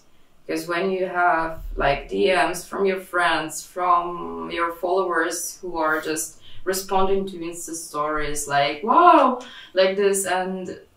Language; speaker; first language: English; non-native, fluent; Russian